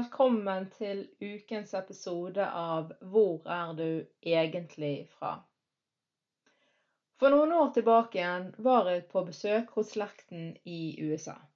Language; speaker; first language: Norwegian; early bilingual, other home language; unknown